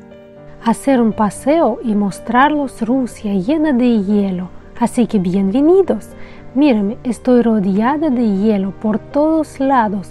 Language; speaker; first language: Spanish; non-native, fluent; Russian